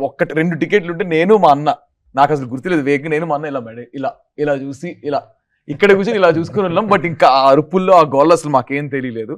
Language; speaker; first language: Telugu; native; Telugu